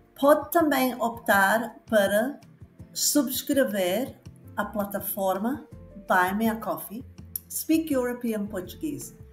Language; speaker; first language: Portuguese; non-native, fluent; English